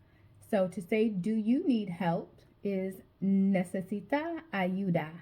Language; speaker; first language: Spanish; non-native, learner; English